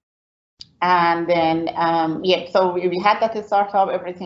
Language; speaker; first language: English; non-native, fluent; Persian